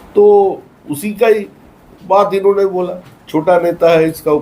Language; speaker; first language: Hindi; non-native, local second language; Bangla